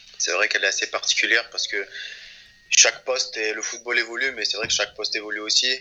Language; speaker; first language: French; early bilingual, other home language; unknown